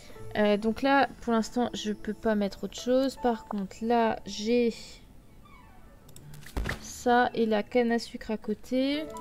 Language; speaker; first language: French; native; French